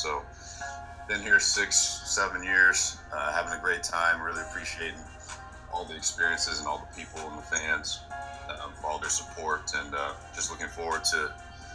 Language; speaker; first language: English; native; English